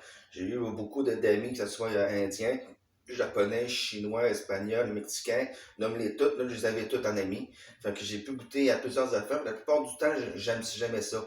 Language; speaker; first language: French; native; French